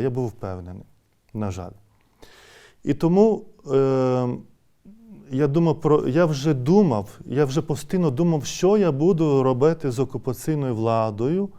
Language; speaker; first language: Ukrainian; non-native, fluent; Lithuanian